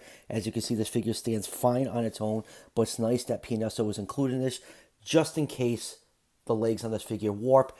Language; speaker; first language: English; native; English